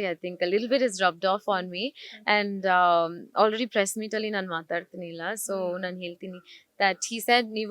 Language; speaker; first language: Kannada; non-native, learner; Tamil